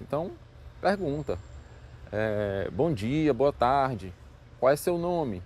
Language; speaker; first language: Portuguese; native; Portuguese